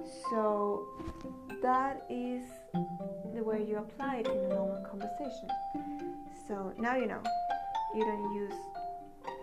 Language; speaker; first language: English; non-native, fluent; Spanish